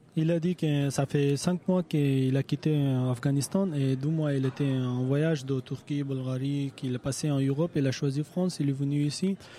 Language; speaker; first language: French; non-native, learner; Persian